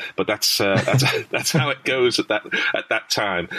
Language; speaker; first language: English; native; English